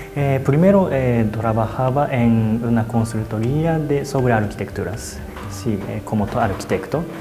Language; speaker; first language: Spanish; non-native, learner; Japanese